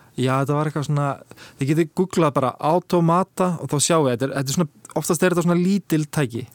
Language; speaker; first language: Icelandic; early bilingual, heritage; Icelandic